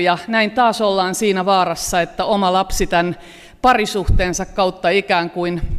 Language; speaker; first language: Finnish; native; Finnish